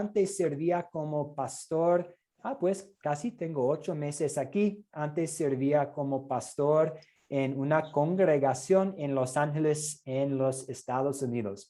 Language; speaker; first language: Spanish; non-native, fluent; English